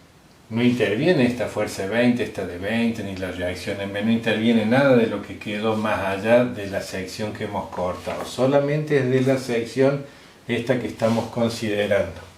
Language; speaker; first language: Spanish; native; Spanish